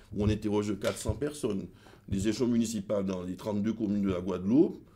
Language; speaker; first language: French; native; French